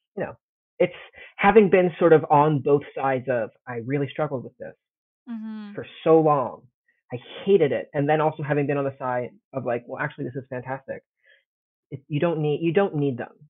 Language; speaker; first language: English; early bilingual, heritage; Italian